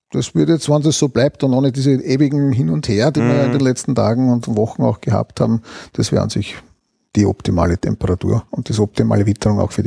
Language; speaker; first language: German; native; German